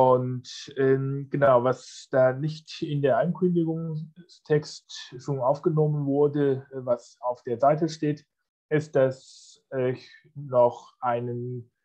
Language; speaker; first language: German; non-native, fluent; Chinese